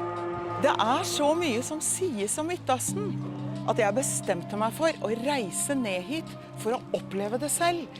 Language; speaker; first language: Norwegian; early bilingual, heritage; Norwegian